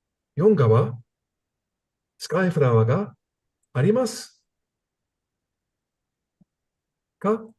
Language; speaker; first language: Japanese; non-native, learner; English